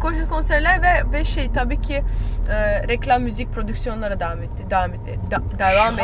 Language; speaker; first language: Turkish; early bilingual, heritage; Turkish